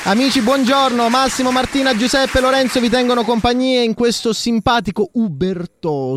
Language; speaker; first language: Italian; native; Italian